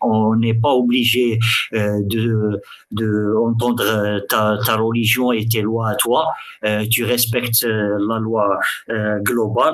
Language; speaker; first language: French; early bilingual, other home language; Arabic